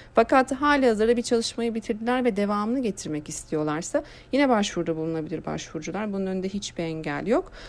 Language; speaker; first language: Turkish; native; Turkish